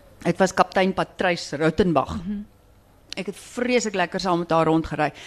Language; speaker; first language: Afrikaans; native; Afrikaans